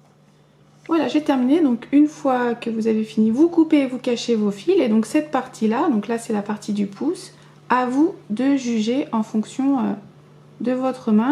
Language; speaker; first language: French; native; French